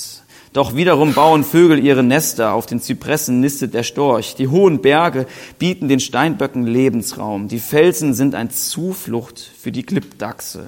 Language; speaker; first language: German; native; German